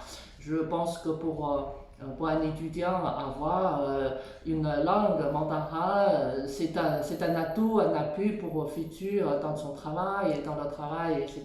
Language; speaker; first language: French; non-native, fluent; Chinese